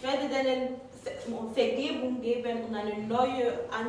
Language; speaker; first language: German; non-native, fluent; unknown